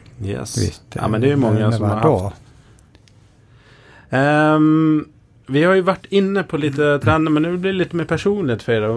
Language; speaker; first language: Swedish; native; Swedish